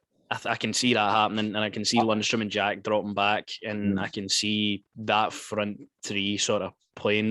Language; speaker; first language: English; native; English